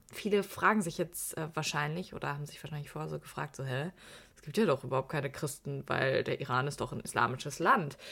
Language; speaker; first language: German; early bilingual, other home language; Persian